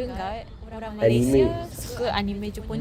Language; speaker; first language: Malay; non-native, fluent; Japanese